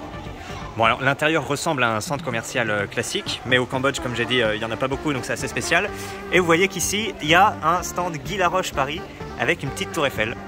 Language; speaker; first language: French; native; French